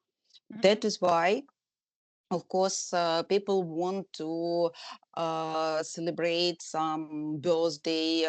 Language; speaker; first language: English; non-native, learner; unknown